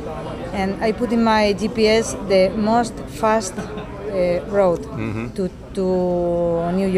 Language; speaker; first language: English; non-native, learner; Spanish